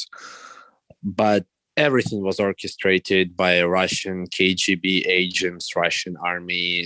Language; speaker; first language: English; non-native, fluent; Russian